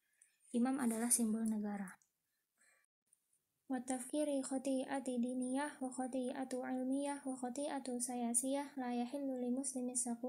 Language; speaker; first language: Arabic; non-native, learner; Indonesian